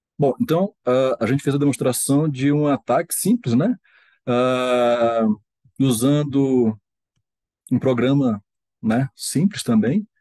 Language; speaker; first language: Portuguese; native; Portuguese